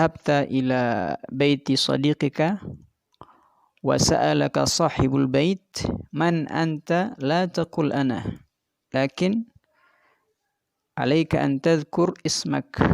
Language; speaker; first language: Arabic; non-native, fluent; Indonesian